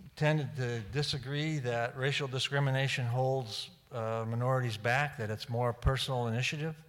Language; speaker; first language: English; native; English